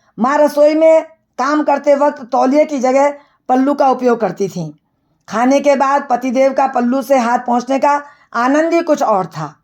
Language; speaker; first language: Hindi; native; Hindi